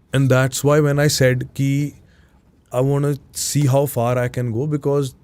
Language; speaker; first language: Hindi; non-native, local second language; Punjabi